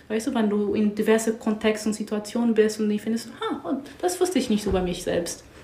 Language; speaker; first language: German; non-native, learner; English